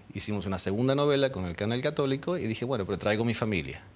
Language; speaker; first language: Spanish; early bilingual, other home language; Dutch